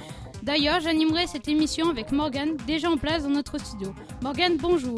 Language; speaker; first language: French; native; French